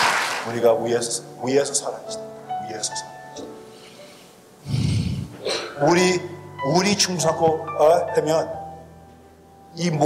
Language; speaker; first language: Korean; early bilingual, heritage; Korean